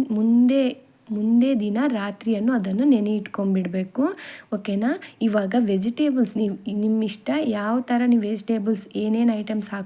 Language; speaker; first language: Kannada; non-native, local second language; Telugu